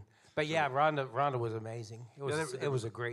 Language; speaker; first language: English; native; English